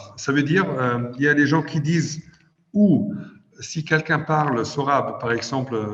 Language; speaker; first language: French; non-native, fluent; German